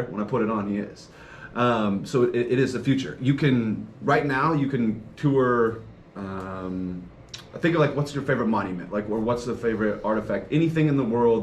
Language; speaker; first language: English; native; English